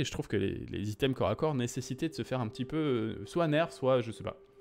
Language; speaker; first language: French; native; French